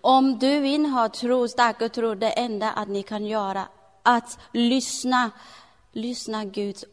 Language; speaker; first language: Swedish; non-native, learner; Thai